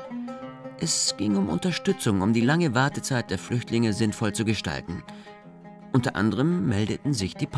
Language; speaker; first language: German; native; German